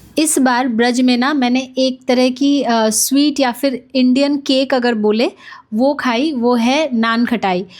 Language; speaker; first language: Hindi; non-native, local second language; Bangla